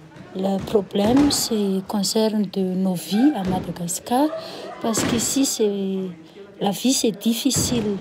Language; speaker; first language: French; non-native, local second language; Malagasy